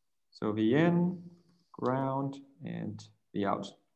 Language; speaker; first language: English; non-native, fluent; Danish